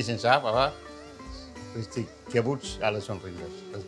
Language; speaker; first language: German; non-native, learner; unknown